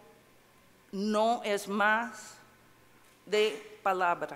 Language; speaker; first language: Spanish; non-native, fluent; English